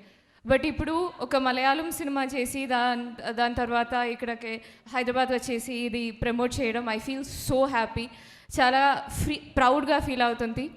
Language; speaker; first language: Telugu; non-native, local second language; Malayalam